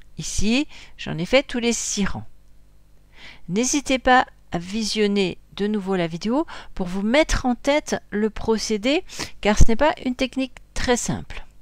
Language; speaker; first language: French; native; French